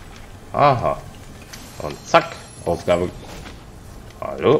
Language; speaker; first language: German; native; German